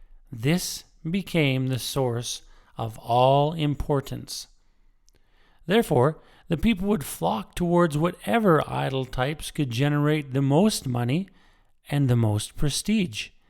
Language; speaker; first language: English; native; English